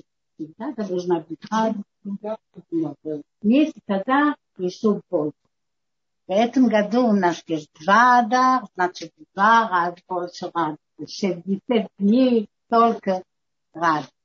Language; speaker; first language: Russian; non-native, fluent; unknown